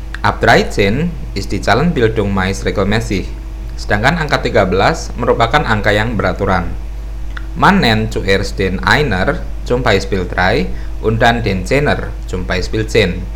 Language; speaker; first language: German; non-native, fluent; Indonesian